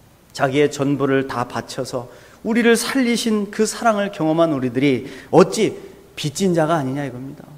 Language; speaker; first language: Korean; native; Korean